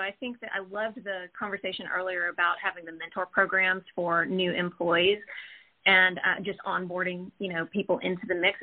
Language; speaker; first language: English; native; English